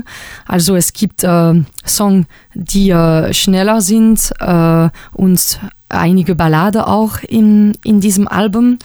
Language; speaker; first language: German; non-native, local second language; French